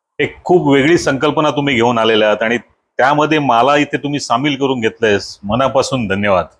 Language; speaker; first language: Marathi; native; Marathi